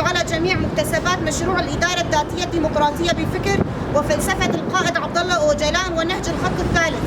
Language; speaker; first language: Arabic; non-native, local second language; Kurdish